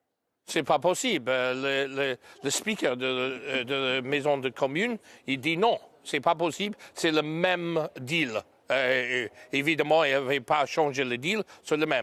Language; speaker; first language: French; non-native, learner; English